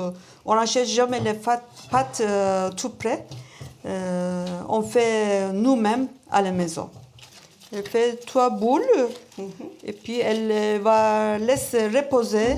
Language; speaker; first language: French; non-native, learner; Turkish